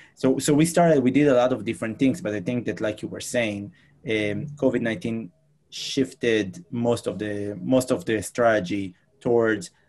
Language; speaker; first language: English; non-native, fluent; Hebrew